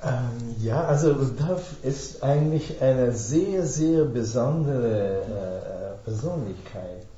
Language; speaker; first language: German; non-native, fluent; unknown